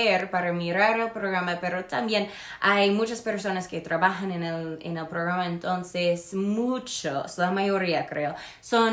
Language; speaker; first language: Spanish; non-native, fluent; English